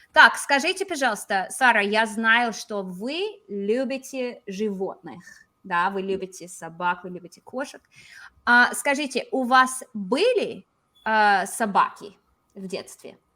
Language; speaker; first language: Russian; non-native, fluent; English